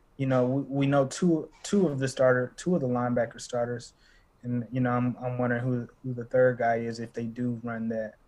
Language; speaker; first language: English; native; English